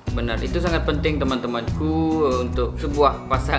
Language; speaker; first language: Indonesian; non-native, local second language; Sasak